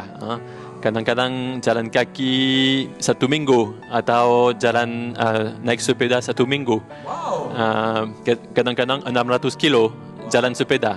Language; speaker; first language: Indonesian; non-native, learner; French